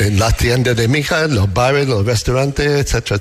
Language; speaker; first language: Spanish; non-native, learner; English